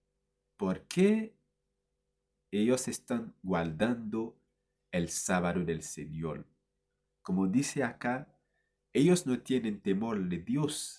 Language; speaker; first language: Spanish; non-native, fluent; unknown